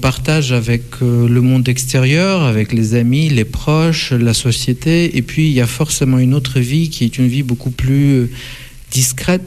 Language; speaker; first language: French; non-native, fluent; Russian